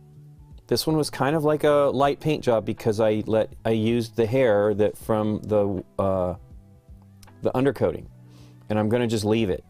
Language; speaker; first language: English; native; English